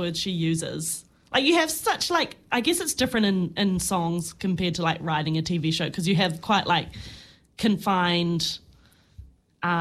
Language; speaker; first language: English; native; English